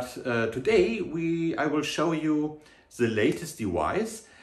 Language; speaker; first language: English; non-native, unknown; German